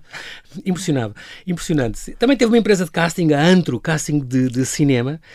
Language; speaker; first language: Portuguese; native; Portuguese